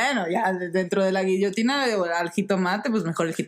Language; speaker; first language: Spanish; native; Spanish